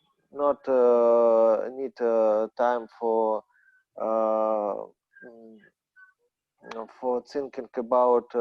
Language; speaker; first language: English; non-native, learner; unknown